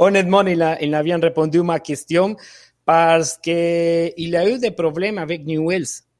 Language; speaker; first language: French; non-native, fluent; Spanish